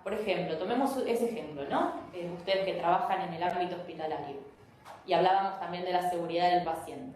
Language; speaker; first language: Spanish; native; Spanish